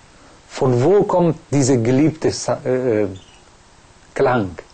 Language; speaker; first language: German; non-native, fluent; Persian